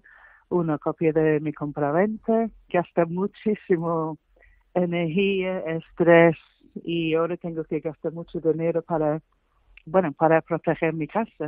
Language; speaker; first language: Spanish; non-native, fluent; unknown